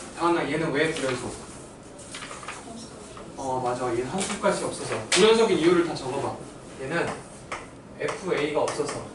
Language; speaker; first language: Korean; native; Korean